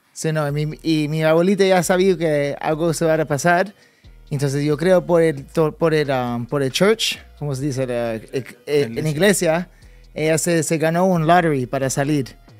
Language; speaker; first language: Spanish; early bilingual, other home language; English